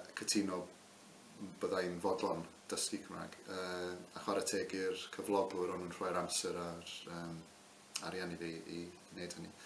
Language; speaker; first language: Welsh; non-native, local second language; English